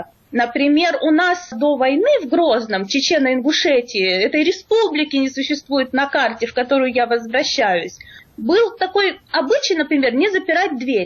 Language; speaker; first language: Russian; native; Russian